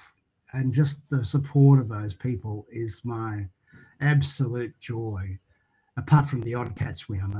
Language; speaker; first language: English; native; English